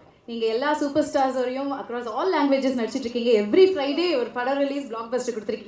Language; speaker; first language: Tamil; native; Tamil